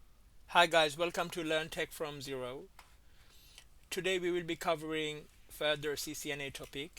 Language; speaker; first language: English; non-native, fluent; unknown